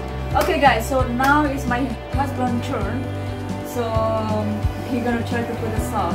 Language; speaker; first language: English; non-native, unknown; Indonesian